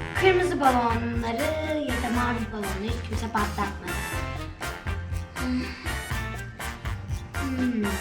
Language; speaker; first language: Turkish; early bilingual, heritage; Turkish